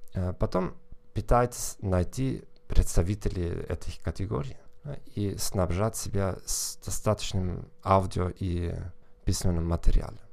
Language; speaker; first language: Russian; non-native, fluent; German